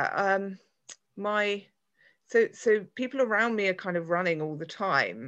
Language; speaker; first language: English; native; English